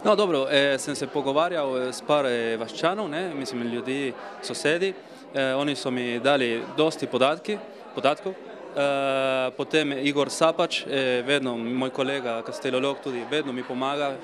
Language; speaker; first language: Slovenian; early bilingual, heritage; Spanish